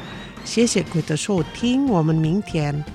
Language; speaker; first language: Chinese; non-native, learner; Indonesian